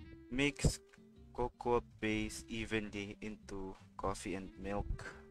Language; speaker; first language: English; non-native, local second language; Filipino